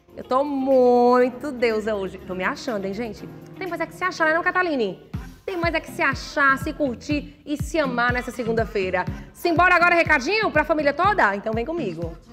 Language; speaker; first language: Portuguese; native; Portuguese